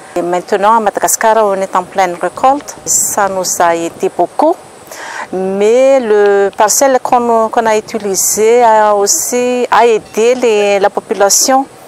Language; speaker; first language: French; non-native, local second language; Malagasy